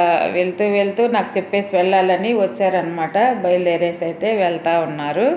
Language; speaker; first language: Telugu; native; Telugu